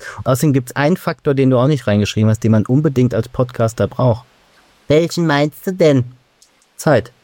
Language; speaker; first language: German; native; German